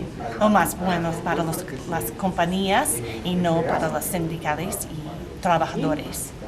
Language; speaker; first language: Spanish; non-native, learner; English